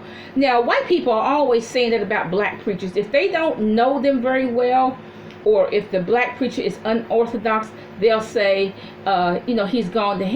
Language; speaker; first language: English; native; English